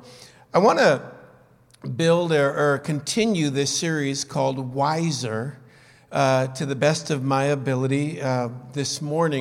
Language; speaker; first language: English; native; English